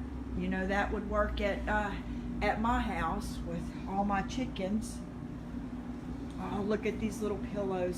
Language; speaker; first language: English; native; English